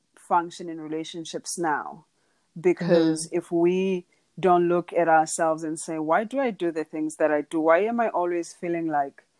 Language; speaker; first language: English; non-native, local second language; Xhosa